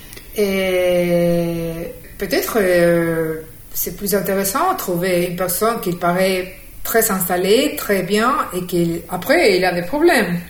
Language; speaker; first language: French; non-native, fluent; Spanish